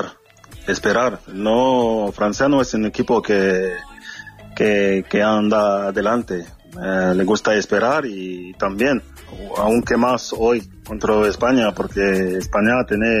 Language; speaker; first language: Spanish; non-native, fluent; French